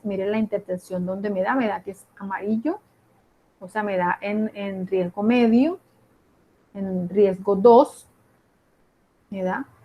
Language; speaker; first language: Spanish; native; Spanish